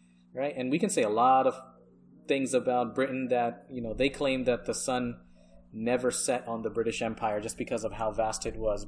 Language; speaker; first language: English; early bilingual, other home language; Bangla